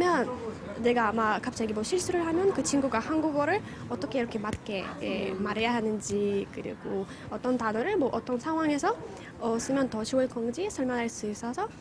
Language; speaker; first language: Korean; non-native, fluent; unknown